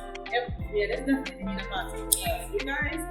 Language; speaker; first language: English; native; English